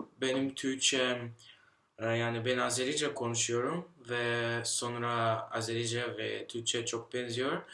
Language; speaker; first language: Turkish; non-native, learner; Russian